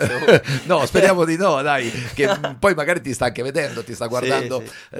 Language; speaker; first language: Italian; native; Italian